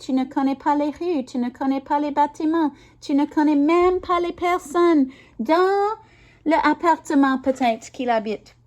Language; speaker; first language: French; non-native, learner; English